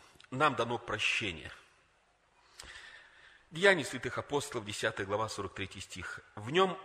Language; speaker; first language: Russian; native; Russian